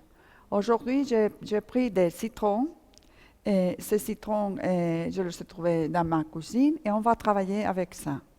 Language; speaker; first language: French; non-native, fluent; Spanish